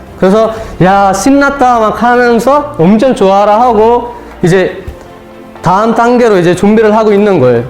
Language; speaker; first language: Korean; non-native, fluent; Sinhala